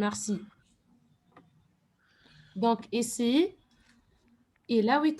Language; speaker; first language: French; non-native, fluent; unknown